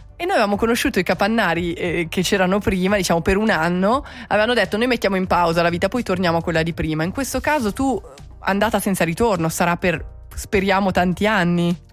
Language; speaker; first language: Italian; native; Italian